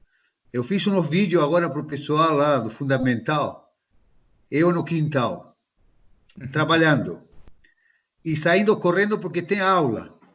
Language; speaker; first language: Portuguese; non-native, fluent; Spanish